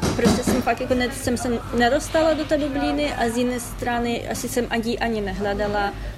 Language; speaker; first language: Czech; non-native, fluent; Ukrainian